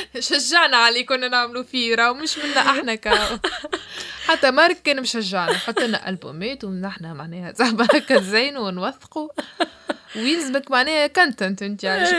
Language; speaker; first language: Arabic; native; Arabic